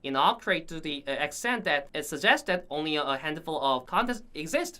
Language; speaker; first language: English; non-native, fluent; Korean